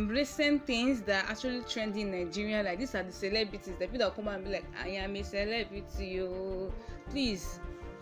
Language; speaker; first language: English; non-native, local second language; Igbo